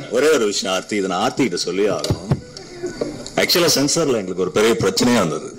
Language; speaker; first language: Tamil; native; Tamil